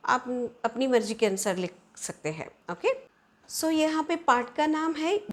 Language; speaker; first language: Hindi; non-native, local second language; Telugu